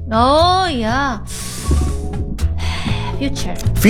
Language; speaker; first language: English; non-native, learner; Korean